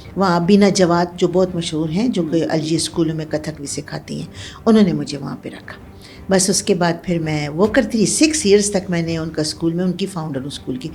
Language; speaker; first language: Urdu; non-native, local second language; Pashto